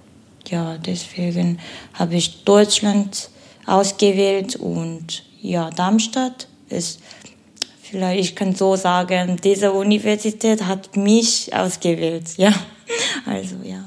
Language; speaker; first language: German; non-native, learner; Korean